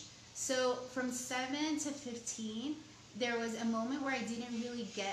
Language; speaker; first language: English; early bilingual, other home language; Spanish